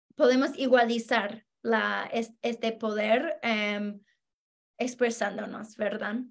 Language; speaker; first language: Spanish; non-native, fluent; English